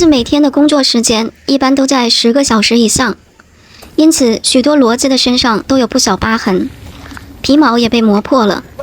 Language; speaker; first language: Chinese; native; Chinese